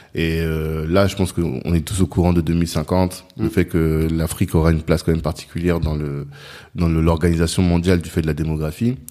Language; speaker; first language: French; non-native, local second language; Sango